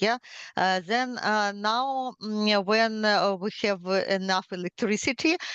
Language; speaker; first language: English; non-native, learner; Ukrainian